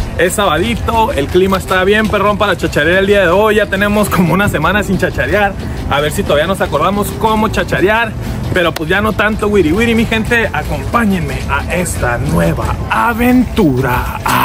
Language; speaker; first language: Spanish; native; Spanish